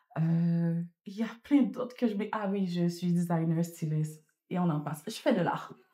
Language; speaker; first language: French; non-native, local second language; Haitian Creole